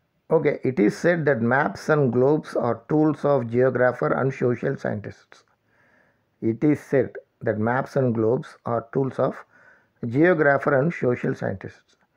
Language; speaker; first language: English; non-native, local second language; Tamil